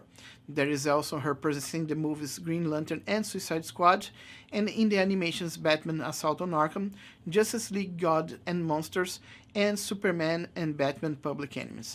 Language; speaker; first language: English; non-native, fluent; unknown